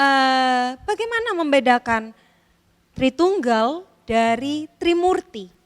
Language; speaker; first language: Indonesian; native; Indonesian